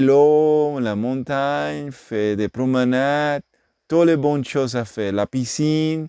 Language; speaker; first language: French; non-native, learner; English